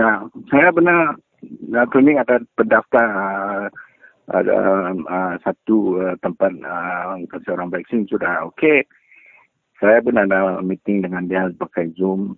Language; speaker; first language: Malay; non-native, local second language; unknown